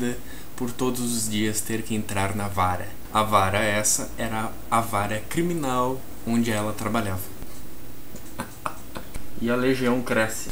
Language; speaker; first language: Portuguese; native; Portuguese